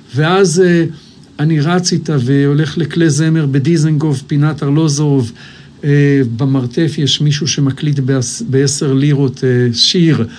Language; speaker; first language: Hebrew; native; Hebrew